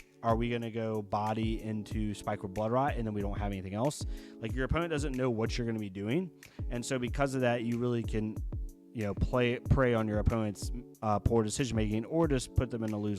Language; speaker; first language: English; native; English